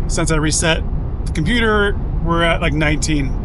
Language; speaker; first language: English; native; English